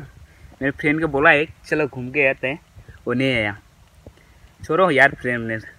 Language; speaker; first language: Hindi; non-native, local second language; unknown